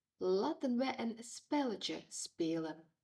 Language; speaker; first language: Dutch; non-native, fluent; Ukrainian